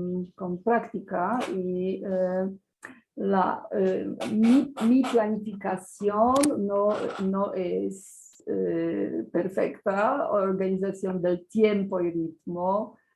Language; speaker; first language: Spanish; non-native, fluent; Polish